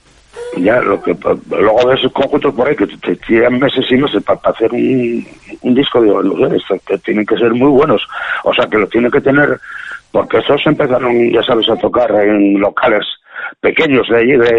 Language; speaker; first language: Spanish; native; Spanish